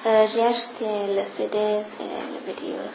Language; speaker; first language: French; non-native, learner; English